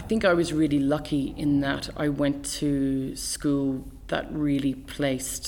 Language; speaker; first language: English; native; English